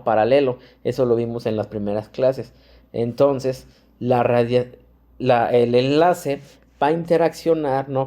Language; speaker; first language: Spanish; native; Spanish